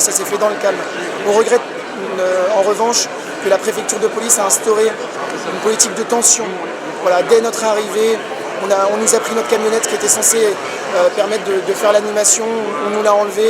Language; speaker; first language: French; native; French